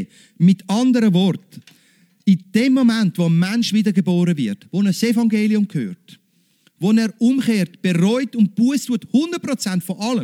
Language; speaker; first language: German; native; German